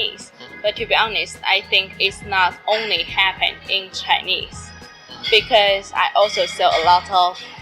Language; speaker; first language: English; non-native, learner; Chinese